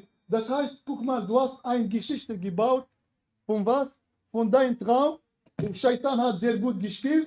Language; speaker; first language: German; non-native, learner; Arabic